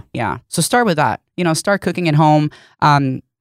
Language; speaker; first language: English; non-native, fluent; Swedish